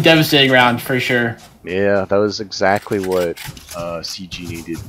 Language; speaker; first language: English; native; English